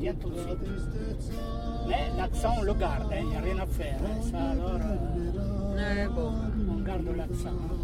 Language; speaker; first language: French; non-native, local second language; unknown